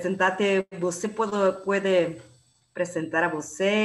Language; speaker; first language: Portuguese; non-native, learner; Spanish